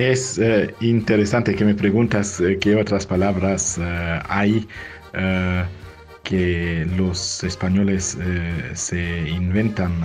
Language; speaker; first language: Spanish; non-native, fluent; German